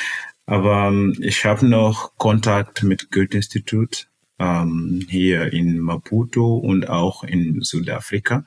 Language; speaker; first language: German; non-native, fluent; Portuguese